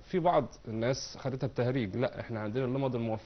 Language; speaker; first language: Arabic; native; Arabic